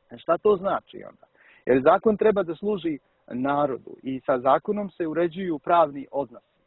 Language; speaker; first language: Serbian; early bilingual, heritage; Serbian